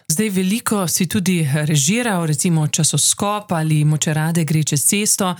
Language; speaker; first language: Slovenian; native; Slovenian